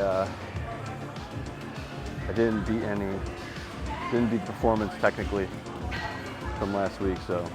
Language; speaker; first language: English; native; English